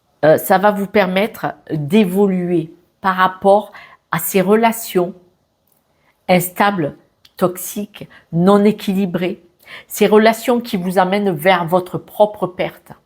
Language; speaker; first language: French; native; French